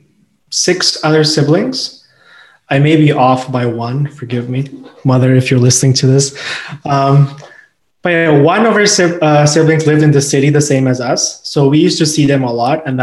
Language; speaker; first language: English; non-native, local second language; Urdu